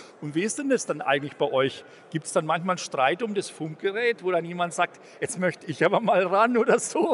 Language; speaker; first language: German; native; German